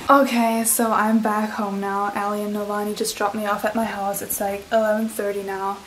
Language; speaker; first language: English; non-native, fluent; German